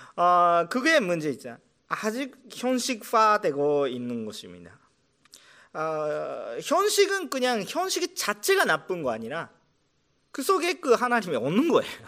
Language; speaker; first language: Korean; non-native, fluent; Japanese